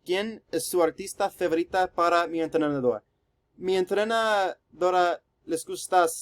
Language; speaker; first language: Spanish; non-native, learner; English